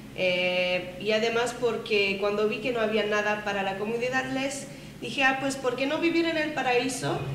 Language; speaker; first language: Spanish; non-native, fluent; French